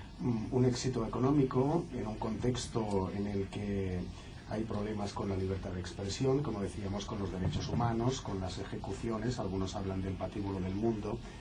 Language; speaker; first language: Spanish; non-native, local second language; Catalan